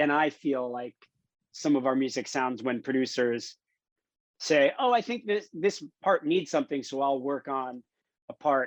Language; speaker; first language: English; native; English